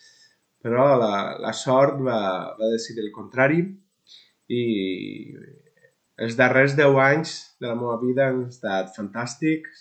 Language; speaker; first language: Catalan; non-native, local second language; Spanish